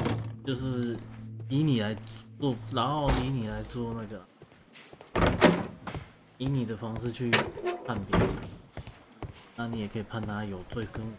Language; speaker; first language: Chinese; native; Chinese